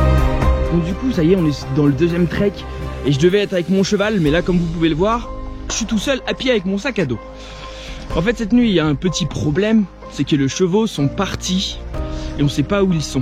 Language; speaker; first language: French; native; French